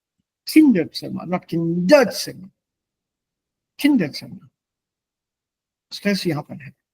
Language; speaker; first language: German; non-native, fluent; Hindi